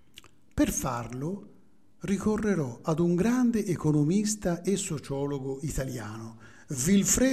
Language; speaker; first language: Italian; native; Italian